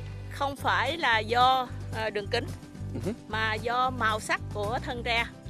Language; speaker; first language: Vietnamese; native; Vietnamese